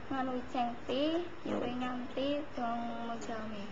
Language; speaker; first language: Cantonese; non-native, learner; Indonesian